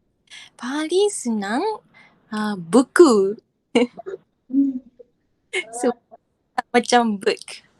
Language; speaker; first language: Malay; non-native, fluent; Japanese